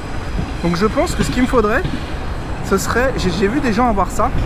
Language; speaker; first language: French; native; French